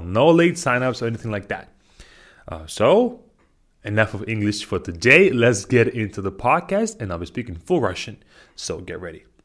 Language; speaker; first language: English; non-native, fluent; Russian